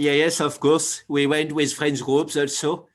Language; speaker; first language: English; non-native, fluent; French